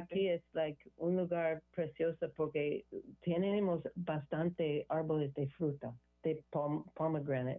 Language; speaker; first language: Spanish; non-native, learner; English